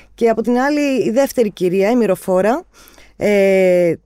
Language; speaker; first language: Greek; native; Greek